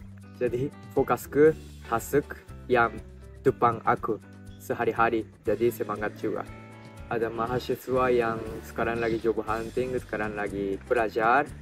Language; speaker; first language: Indonesian; non-native, fluent; Japanese